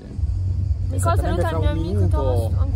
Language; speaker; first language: Italian; native; Italian